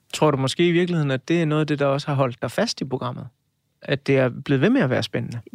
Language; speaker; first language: Danish; native; Danish